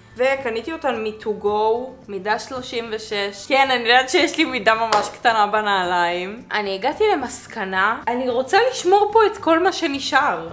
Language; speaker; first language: Hebrew; native; Hebrew